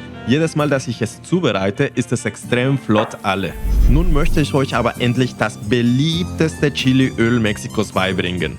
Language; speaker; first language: German; non-native, fluent; Spanish